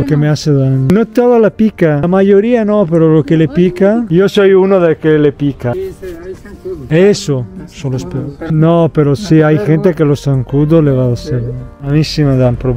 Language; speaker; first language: Spanish; non-native, fluent; Italian